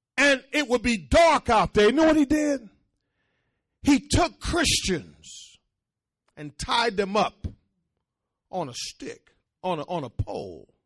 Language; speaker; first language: English; early bilingual, other home language; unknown